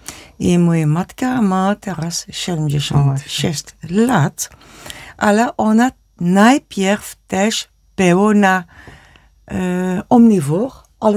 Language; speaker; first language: Polish; non-native, learner; Dutch